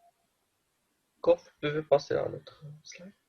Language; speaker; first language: French; non-native, local second language; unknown